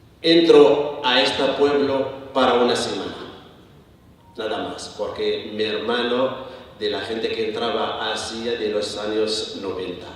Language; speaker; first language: Spanish; non-native, learner; Arabic